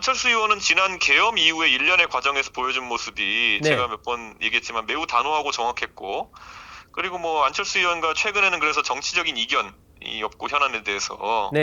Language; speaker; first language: Korean; native; Korean